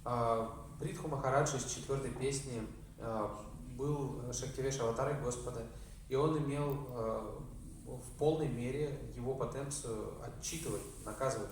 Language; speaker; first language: Russian; native; Russian